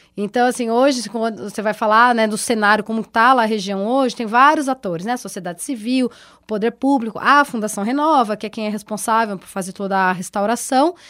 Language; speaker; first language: Portuguese; native; Portuguese